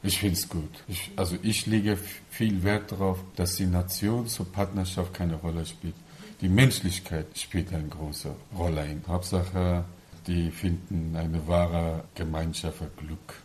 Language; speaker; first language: German; non-native, learner; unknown